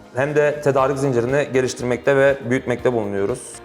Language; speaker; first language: Turkish; native; Turkish